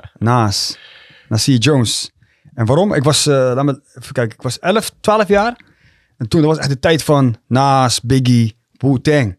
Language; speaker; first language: Dutch; early bilingual, other home language; Tigrinya